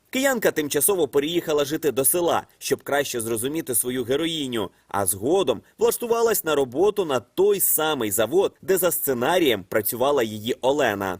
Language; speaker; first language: Ukrainian; native; Ukrainian